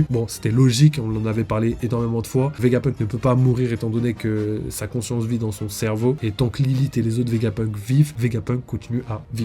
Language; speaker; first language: French; native; French